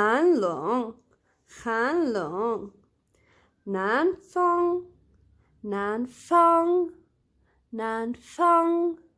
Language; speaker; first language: Chinese; non-native, fluent; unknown